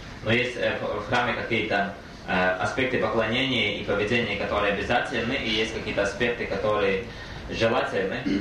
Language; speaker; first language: Russian; native; Russian